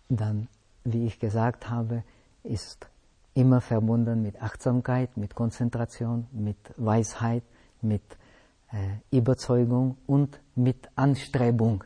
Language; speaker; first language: German; non-native, fluent; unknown